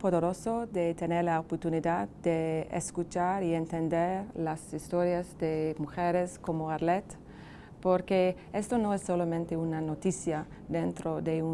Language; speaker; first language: Spanish; non-native, fluent; English